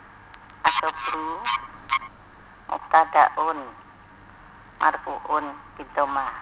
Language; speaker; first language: Arabic; non-native, learner; Indonesian